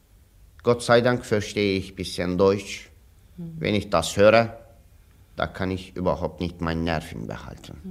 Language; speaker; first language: German; non-native, learner; Turkish